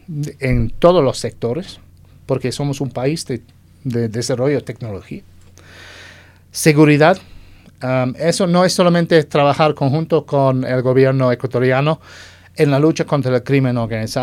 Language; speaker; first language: Spanish; non-native, fluent; English